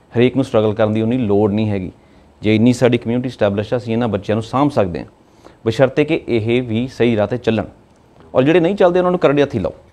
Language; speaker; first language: Punjabi; native; Punjabi